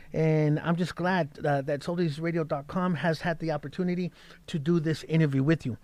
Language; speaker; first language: English; native; English